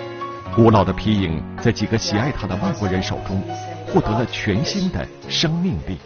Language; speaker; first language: Chinese; native; Chinese